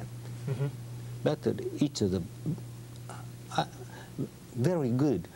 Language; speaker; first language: English; non-native, learner; Japanese